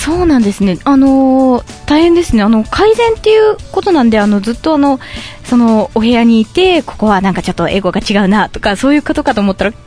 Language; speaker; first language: Japanese; native; Japanese